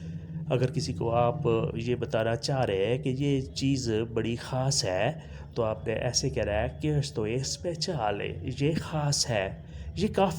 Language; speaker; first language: Hindi; non-native, local second language; Punjabi